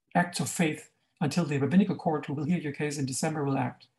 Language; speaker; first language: English; non-native, fluent; German